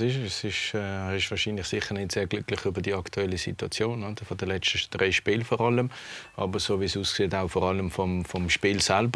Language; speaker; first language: German; native; German